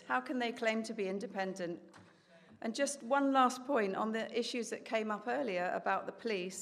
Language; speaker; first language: English; native; English